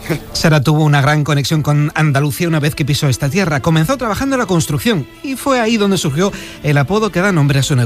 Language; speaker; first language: Spanish; native; Spanish